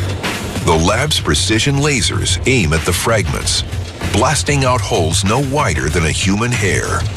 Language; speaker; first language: English; native; English